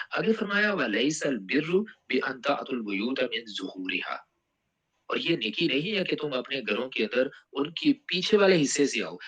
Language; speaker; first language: Urdu; non-native, local second language; Punjabi